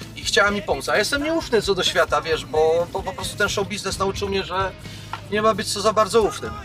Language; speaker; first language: Polish; native; Polish